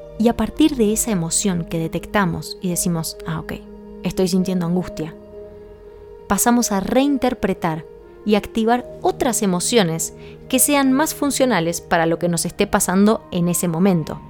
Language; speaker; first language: Spanish; native; Spanish